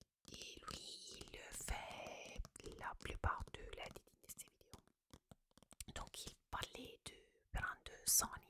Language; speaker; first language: French; non-native, fluent; Italian